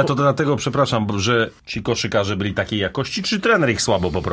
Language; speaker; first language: Polish; native; Polish